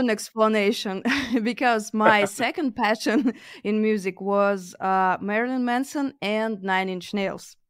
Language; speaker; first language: English; non-native, fluent; Russian